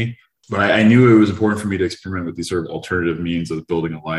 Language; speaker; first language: English; native; English